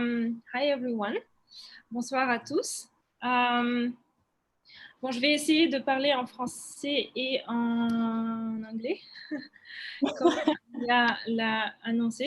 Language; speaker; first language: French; non-native, fluent; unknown